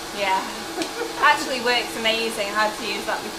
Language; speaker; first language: English; native; English